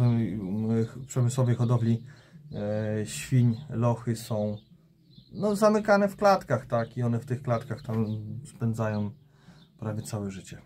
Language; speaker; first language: Polish; native; Polish